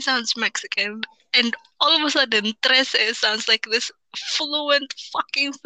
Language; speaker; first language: English; non-native, local second language; Cebuano